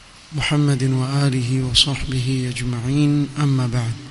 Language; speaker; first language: Arabic; non-native, fluent; Swahili